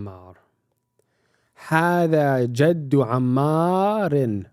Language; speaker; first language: Arabic; non-native, fluent; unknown